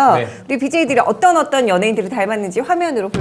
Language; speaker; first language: Korean; native; Korean